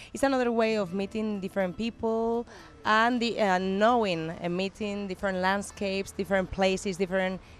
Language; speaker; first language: English; non-native, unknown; Spanish